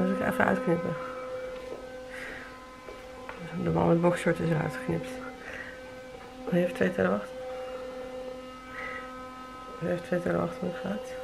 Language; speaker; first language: Dutch; native; Dutch